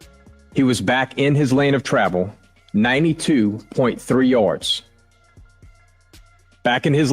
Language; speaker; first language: English; native; English